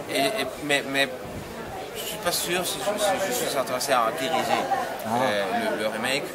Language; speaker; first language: French; non-native, fluent; Spanish